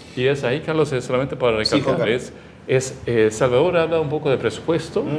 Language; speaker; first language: Spanish; non-native, fluent; Swedish